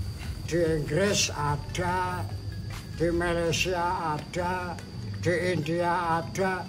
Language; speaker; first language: Indonesian; non-native, local second language; Javanese